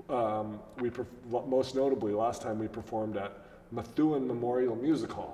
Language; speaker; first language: English; native; English